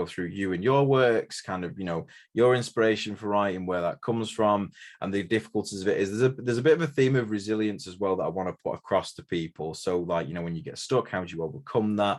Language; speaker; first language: English; native; English